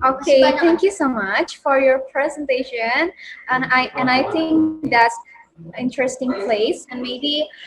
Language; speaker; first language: English; non-native, learner; Indonesian